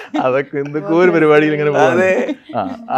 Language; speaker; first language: Malayalam; native; Malayalam